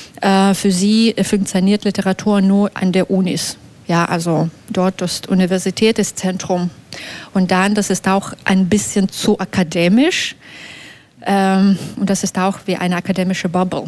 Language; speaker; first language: German; non-native, fluent; Belarusian